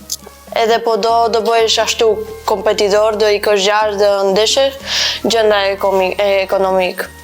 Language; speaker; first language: Albanian; early bilingual, heritage; Albanian